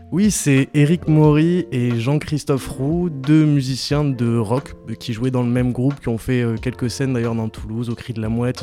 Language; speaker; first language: French; native; French